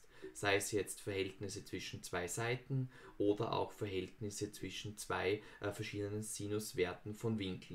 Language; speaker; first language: German; native; German